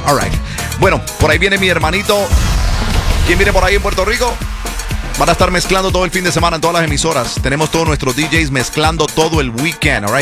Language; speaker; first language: Spanish; native; Spanish